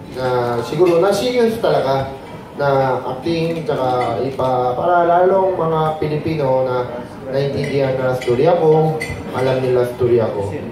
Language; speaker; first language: Filipino; non-native, fluent; Korean